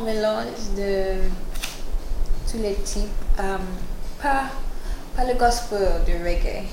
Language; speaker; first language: French; non-native, learner; English